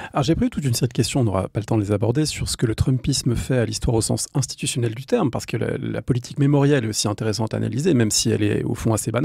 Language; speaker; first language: French; native; French